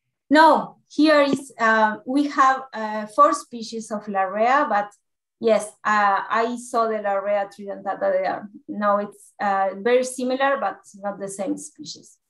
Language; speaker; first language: English; non-native, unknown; Spanish